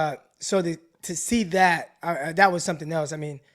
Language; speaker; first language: English; native; English